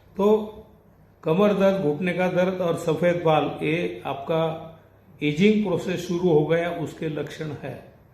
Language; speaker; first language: Hindi; non-native, local second language; Marathi